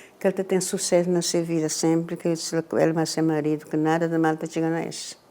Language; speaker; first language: Portuguese; non-native, local second language; Kabuverdianu